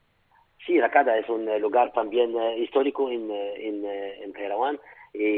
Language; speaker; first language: Spanish; non-native, fluent; Arabic